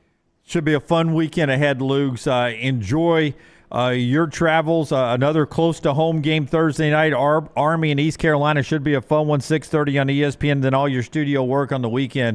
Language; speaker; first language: English; native; English